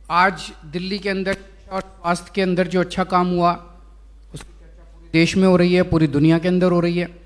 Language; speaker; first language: Hindi; native; Hindi